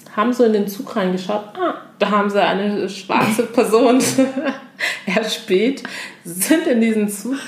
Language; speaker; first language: German; early bilingual, other home language; Ewe